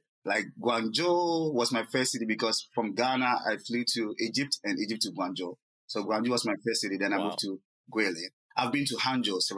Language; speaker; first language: English; non-native, local second language; Akan